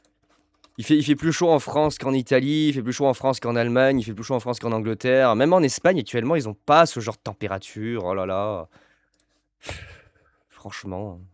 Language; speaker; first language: French; native; French